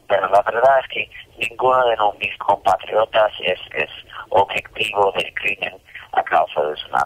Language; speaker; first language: Spanish; non-native, fluent; English